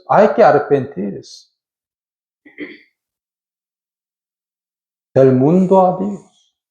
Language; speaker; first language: Spanish; non-native, learner; Korean